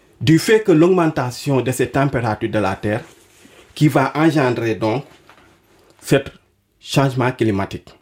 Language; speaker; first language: French; non-native, local second language; Wolof